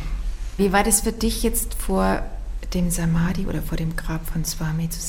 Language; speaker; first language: German; native; German